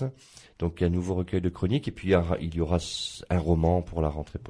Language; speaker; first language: French; native; French